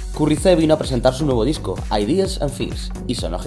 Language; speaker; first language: Spanish; native; Spanish